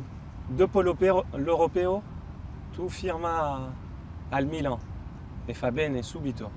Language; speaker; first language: Italian; non-native, fluent; French